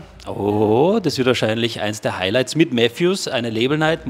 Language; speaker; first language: German; native; German